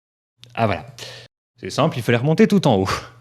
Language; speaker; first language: French; native; French